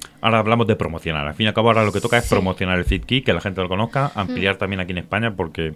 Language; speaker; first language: Spanish; native; Spanish